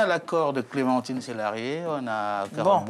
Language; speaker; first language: French; native; French